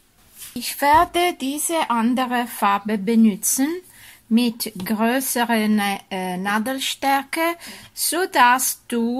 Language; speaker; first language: German; non-native, fluent; Italian